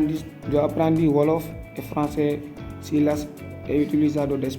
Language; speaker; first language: Spanish; non-native, learner; Wolof